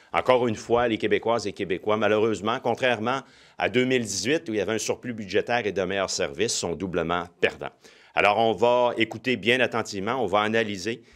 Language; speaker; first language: French; native; French